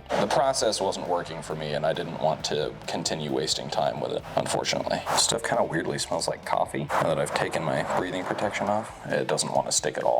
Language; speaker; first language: English; native; English